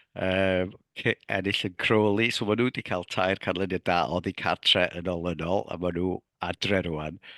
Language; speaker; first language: Welsh; native; Welsh